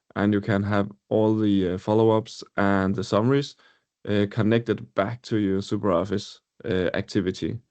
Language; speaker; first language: English; non-native, fluent; Danish